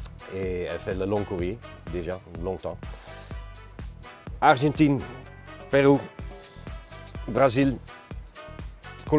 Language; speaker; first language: French; non-native, learner; Dutch